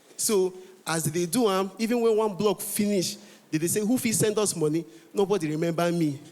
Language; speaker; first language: Nigerian Pidgin; non-native, local second language; Igbo